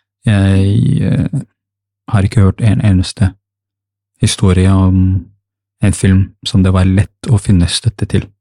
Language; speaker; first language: Norwegian; non-native, fluent; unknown